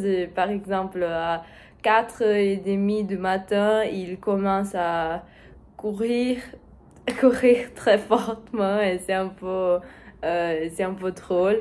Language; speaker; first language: French; non-native, learner; Portuguese